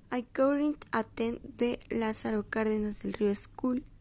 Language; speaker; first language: English; non-native, learner; Spanish